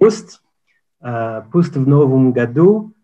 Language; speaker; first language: Russian; non-native, learner; French